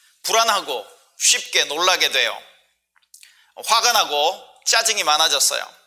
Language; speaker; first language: Korean; native; Korean